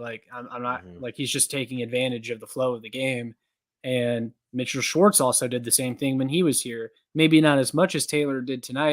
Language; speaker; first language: English; native; English